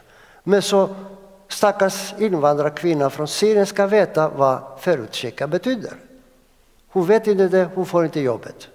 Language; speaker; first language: Swedish; non-native, fluent; Greek